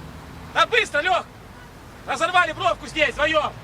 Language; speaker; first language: Russian; native; Russian